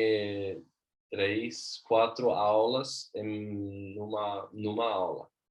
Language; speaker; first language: Portuguese; non-native, learner; Swedish